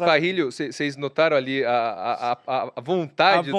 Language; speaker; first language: Portuguese; native; Portuguese